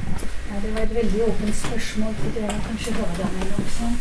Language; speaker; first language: Norwegian; non-native, fluent; French